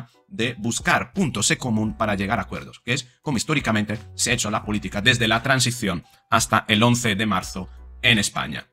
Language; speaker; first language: Spanish; native; Spanish